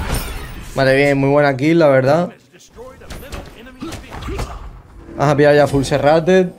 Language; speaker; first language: Spanish; native; Spanish